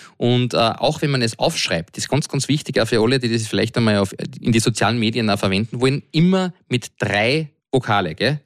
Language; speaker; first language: German; native; German